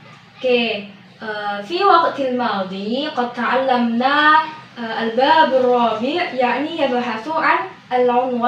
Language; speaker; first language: Arabic; non-native, fluent; Indonesian